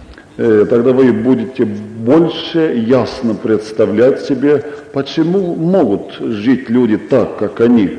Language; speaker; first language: Russian; non-native, local second language; Estonian